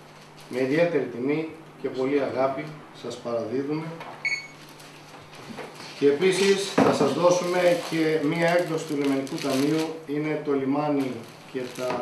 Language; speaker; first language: Greek; native; Greek